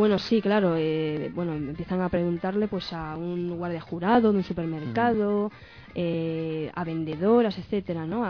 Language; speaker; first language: Spanish; native; Spanish